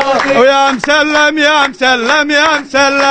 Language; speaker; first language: Arabic; native; Arabic